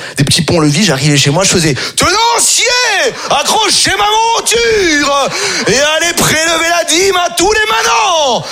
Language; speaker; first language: French; native; French